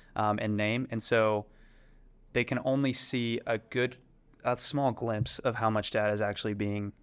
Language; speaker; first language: English; native; English